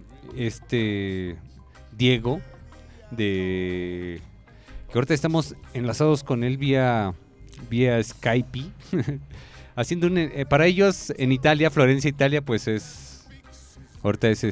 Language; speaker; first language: Spanish; native; Spanish